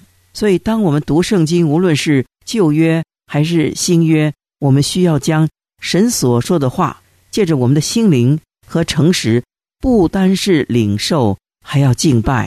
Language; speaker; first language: Chinese; native; Chinese